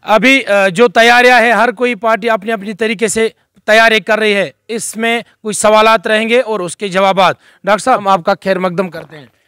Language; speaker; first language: Hindi; non-native, local second language; Kashmiri